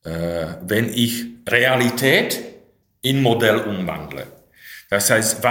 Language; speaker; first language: German; non-native, fluent; Slovak